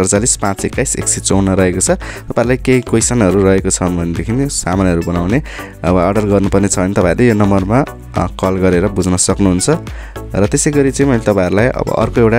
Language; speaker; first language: Nepali; native; Nepali